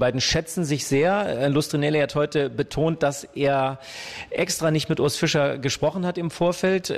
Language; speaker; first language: German; native; German